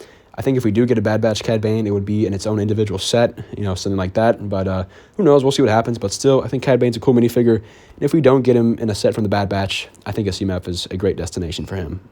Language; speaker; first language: English; native; English